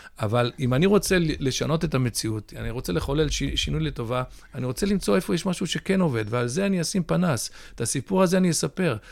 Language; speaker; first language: Hebrew; early bilingual, other home language; English